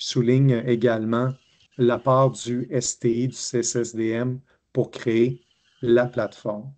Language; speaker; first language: French; native; French